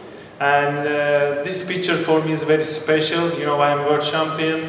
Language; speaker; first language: English; non-native, learner; Turkish